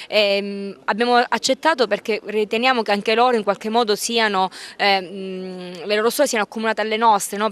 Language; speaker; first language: Italian; native; Italian